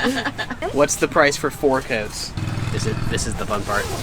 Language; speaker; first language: English; native; English